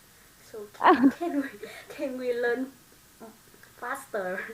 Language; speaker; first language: English; non-native, learner; Vietnamese